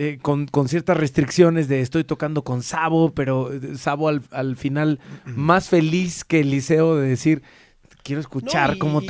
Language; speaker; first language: Spanish; native; Spanish